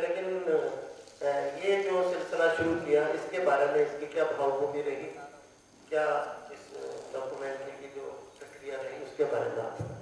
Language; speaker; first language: Hindi; native; Hindi